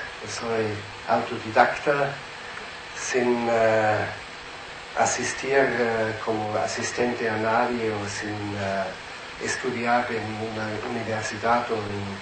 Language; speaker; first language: Spanish; non-native, fluent; German